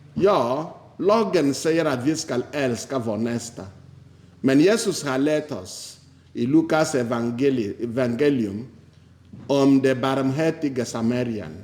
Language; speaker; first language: Swedish; non-native, fluent; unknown